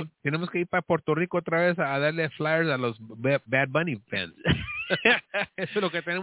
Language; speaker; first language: Spanish; early bilingual, heritage; Spanish